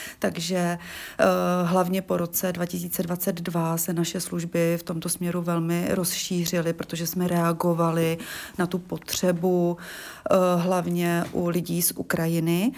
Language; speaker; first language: Czech; native; Czech